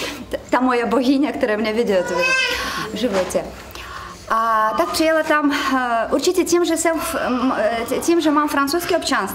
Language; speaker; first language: Czech; non-native, learner; Russian